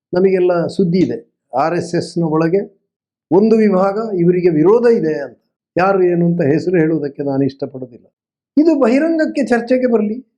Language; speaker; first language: Kannada; non-native, local second language; Tulu